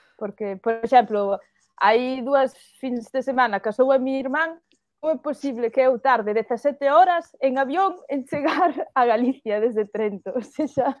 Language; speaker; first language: Galician; early bilingual, heritage; Galician